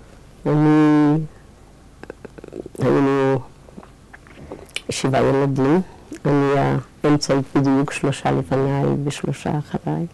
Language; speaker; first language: Hebrew; non-native, fluent; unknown